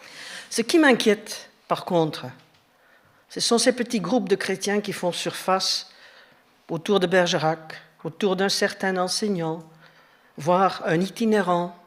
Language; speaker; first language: French; native; French